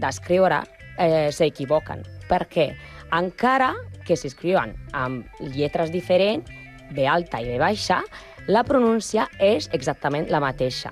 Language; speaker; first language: Catalan; non-native, learner; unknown